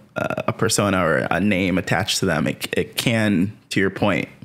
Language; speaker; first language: English; native; English